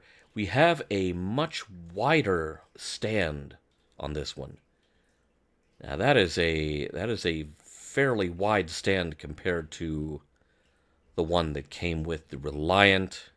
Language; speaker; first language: English; native; English